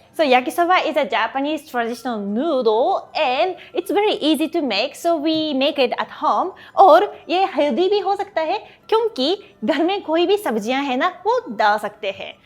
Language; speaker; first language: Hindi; non-native, fluent; Japanese